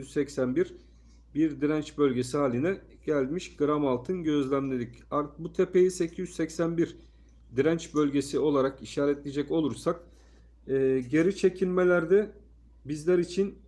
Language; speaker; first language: Turkish; native; Turkish